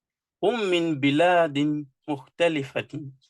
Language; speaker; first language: Arabic; non-native, fluent; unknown